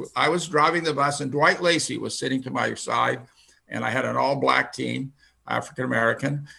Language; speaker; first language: English; early bilingual, other home language; Finnish